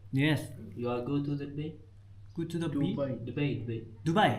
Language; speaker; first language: English; non-native, learner; Arabic